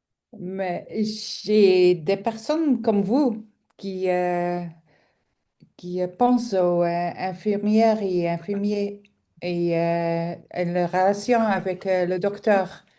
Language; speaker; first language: French; non-native, local second language; Dutch